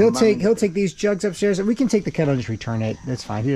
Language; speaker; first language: English; native; English